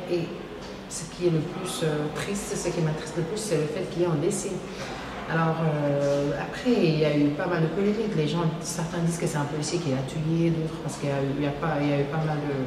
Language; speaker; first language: French; non-native, local second language; Wolof